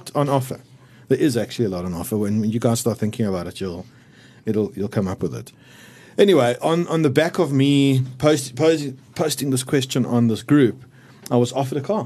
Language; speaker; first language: English; native; English